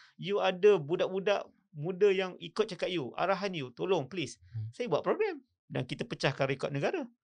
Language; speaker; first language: Malay; native; Malay